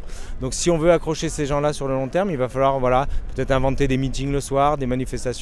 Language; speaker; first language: French; native; French